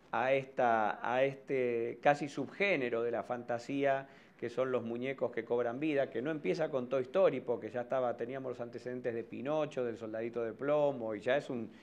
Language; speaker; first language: Spanish; native; Spanish